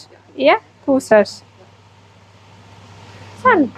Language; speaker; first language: Norwegian; non-native, learner; Thai